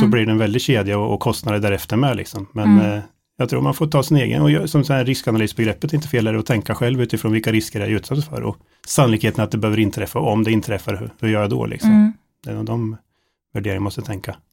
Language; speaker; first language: Swedish; native; Swedish